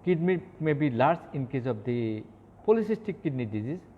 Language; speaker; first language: English; non-native, local second language; Bangla